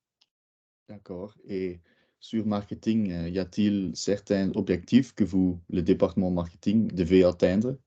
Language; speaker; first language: French; non-native, local second language; Dutch